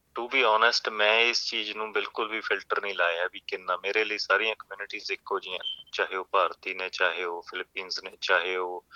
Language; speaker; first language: Punjabi; native; Punjabi